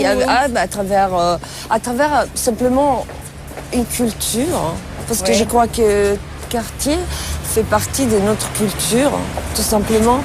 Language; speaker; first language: French; non-native, fluent; Italian